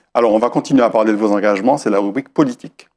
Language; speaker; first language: French; native; French